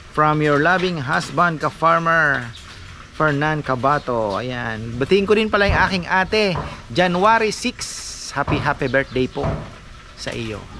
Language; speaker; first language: Filipino; non-native, local second language; Bikol